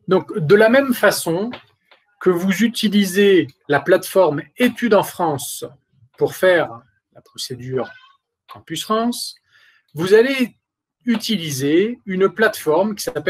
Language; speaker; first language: French; native; French